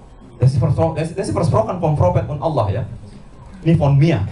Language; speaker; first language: German; non-native, learner; Indonesian